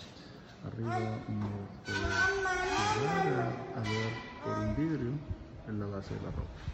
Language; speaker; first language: Spanish; early bilingual, heritage; Spanish